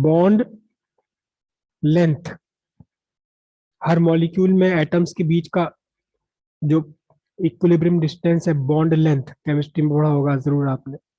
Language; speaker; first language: Hindi; native; Hindi